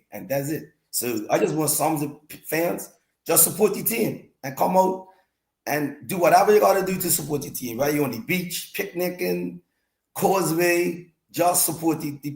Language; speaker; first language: English; native; English